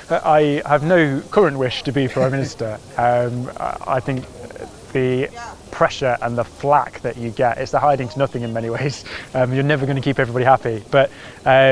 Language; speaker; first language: English; native; English